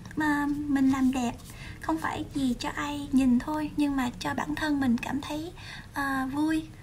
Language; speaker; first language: Vietnamese; early bilingual, other home language; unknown